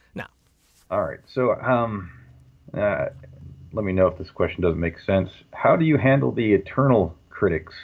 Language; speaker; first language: English; native; English